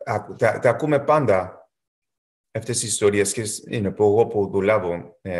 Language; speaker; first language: Greek; early bilingual, heritage; Greek